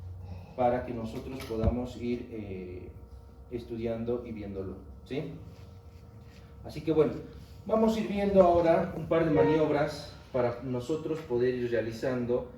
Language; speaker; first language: Spanish; native; Spanish